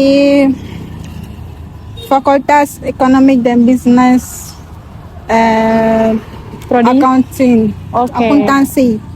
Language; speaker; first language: Indonesian; non-native, learner; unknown